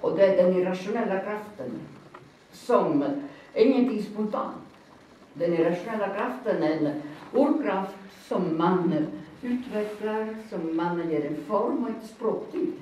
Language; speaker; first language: Swedish; non-native, fluent; Italian